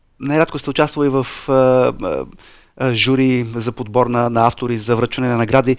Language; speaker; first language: Bulgarian; native; Bulgarian